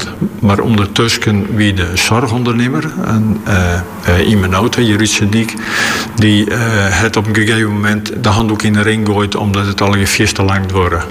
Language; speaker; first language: Dutch; native; Dutch